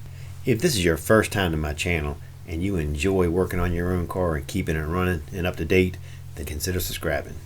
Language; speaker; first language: English; native; English